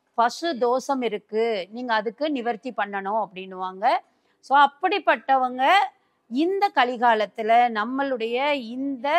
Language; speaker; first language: Tamil; native; Tamil